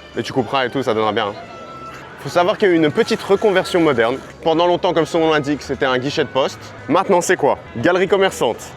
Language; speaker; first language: French; native; French